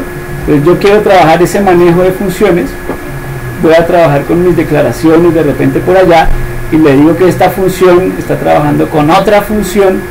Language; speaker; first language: Spanish; native; Spanish